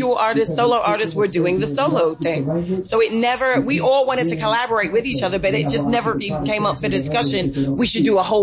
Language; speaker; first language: English; native; English